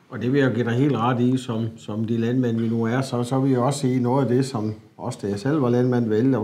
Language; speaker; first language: Danish; native; Danish